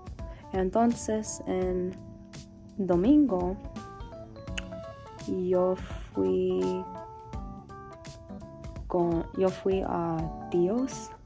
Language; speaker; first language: Spanish; early bilingual, heritage; English